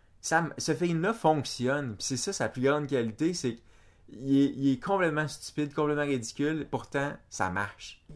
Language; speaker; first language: French; native; French